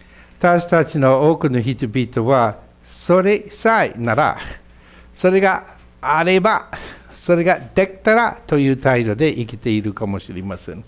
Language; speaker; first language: Japanese; non-native, fluent; English